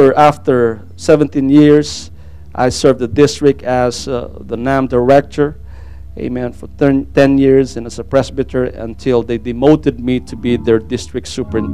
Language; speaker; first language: English; non-native, local second language; Filipino